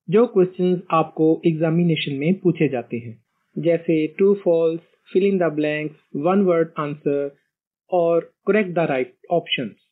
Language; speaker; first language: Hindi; non-native, local second language; Punjabi